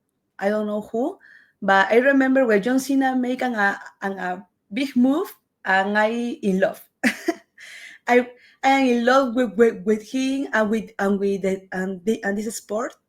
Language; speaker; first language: English; non-native, learner; Spanish